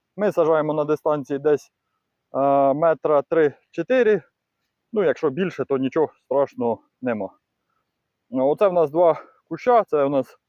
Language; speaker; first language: Ukrainian; native; Ukrainian